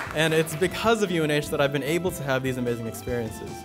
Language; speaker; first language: English; native; English